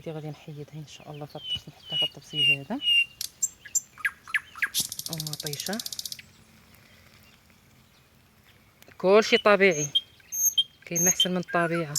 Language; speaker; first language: Arabic; native; Arabic